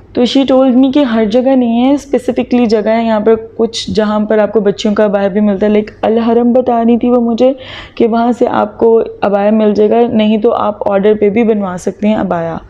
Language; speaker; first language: Urdu; native; Urdu